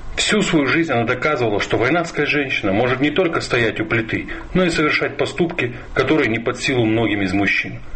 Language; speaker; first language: Russian; non-native, local second language; Ingush